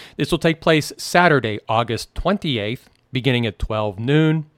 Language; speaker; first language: English; native; English